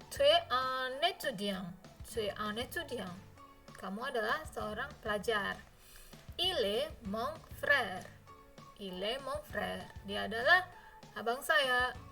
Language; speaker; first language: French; non-native, fluent; Indonesian